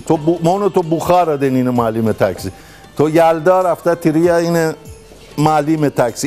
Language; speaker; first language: Greek; non-native, learner; Persian